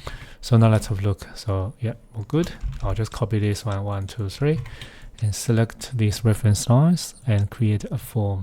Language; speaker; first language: English; non-native, fluent; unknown